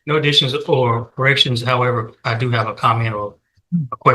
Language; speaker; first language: English; native; English